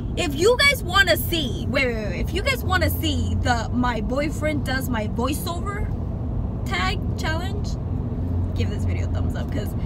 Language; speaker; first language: English; early bilingual, other home language; Spanish